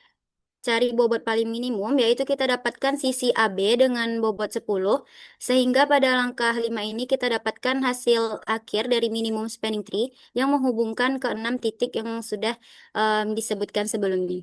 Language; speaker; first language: Indonesian; native; Indonesian